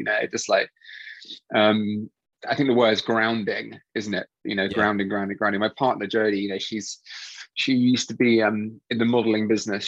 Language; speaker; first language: English; native; English